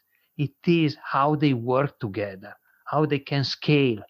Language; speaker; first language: English; non-native, fluent; Italian